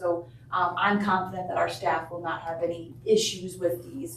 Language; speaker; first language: English; native; English